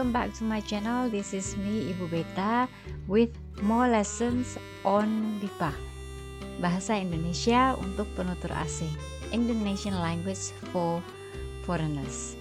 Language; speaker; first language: Indonesian; native; Indonesian